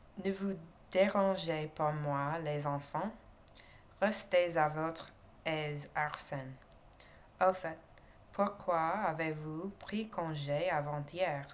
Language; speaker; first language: French; non-native, learner; English